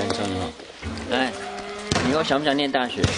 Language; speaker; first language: Chinese; native; Chinese